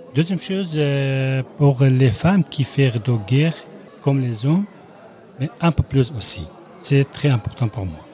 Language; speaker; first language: French; non-native, learner; Kurdish